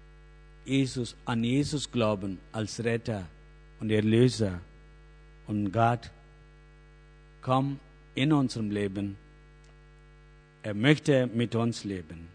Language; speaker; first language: German; non-native, learner; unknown